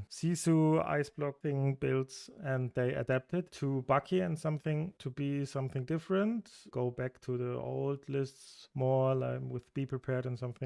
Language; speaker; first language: English; non-native, fluent; German